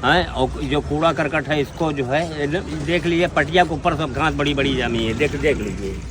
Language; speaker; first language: Hindi; native; Hindi